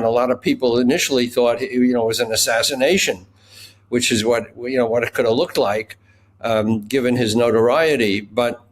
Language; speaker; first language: English; native; English